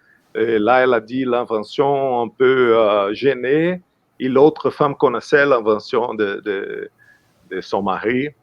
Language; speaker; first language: French; non-native, fluent; Portuguese